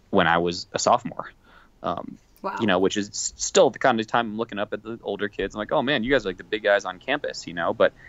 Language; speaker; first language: English; native; English